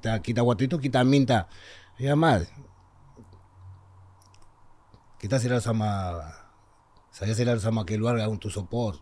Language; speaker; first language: Indonesian; non-native, learner; Spanish